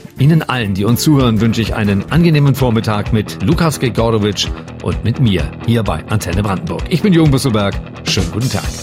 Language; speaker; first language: German; native; German